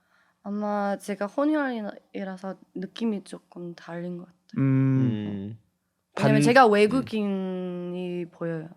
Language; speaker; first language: Korean; early bilingual, heritage; English